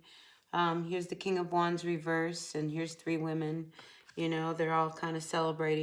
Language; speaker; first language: English; native; English